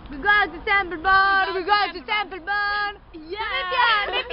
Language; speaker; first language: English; non-native, learner; Italian